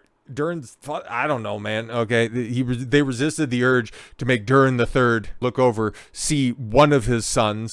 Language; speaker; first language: English; native; English